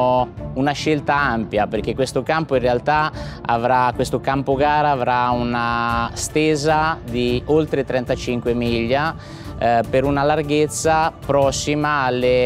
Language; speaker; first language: Italian; native; Italian